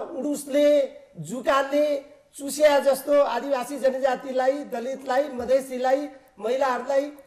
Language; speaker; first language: Nepali; non-native, local second language; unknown